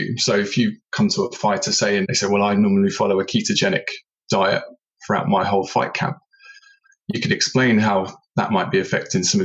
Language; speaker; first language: English; native; English